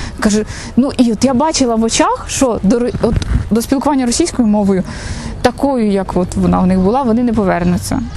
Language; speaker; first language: Ukrainian; native; Ukrainian